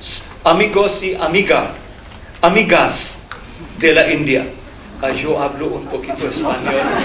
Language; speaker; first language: Spanish; non-native, learner; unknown